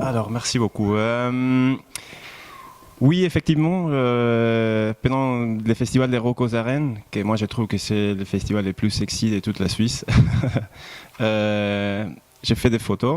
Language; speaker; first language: French; non-native, fluent; Spanish